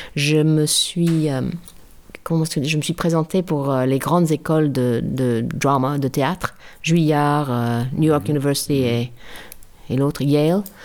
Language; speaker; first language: French; non-native, fluent; English